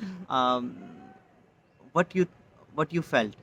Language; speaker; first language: English; non-native, local second language; Hindi